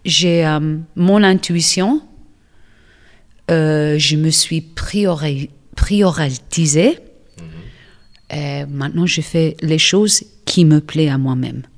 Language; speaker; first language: French; non-native, fluent; English